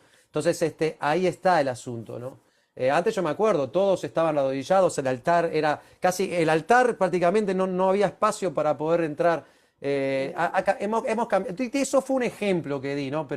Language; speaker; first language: Spanish; native; Spanish